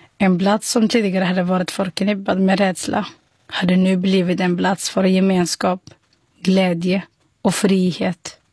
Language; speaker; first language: Swedish; non-native, fluent; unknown